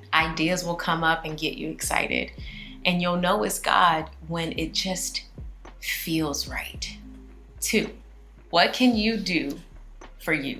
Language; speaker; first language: English; native; English